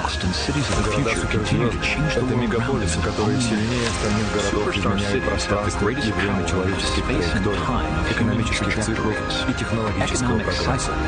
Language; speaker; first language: Russian; native; Russian